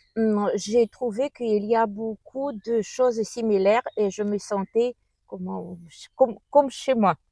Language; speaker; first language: French; non-native, learner; Russian